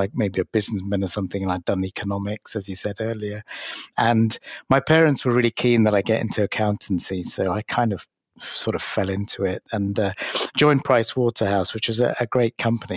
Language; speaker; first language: English; native; English